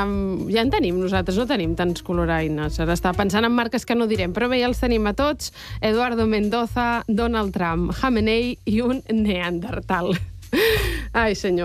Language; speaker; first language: Catalan; native; Catalan